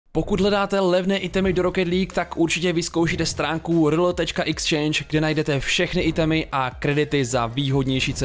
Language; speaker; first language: Czech; native; Czech